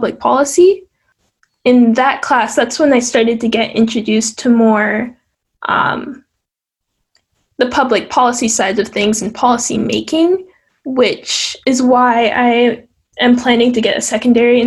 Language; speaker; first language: English; native; English